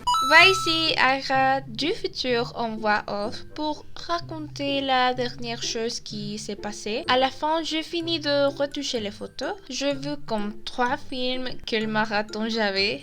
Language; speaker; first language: French; non-native, learner; Spanish